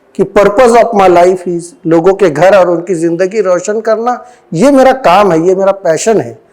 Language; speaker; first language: Hindi; non-native, local second language; Marathi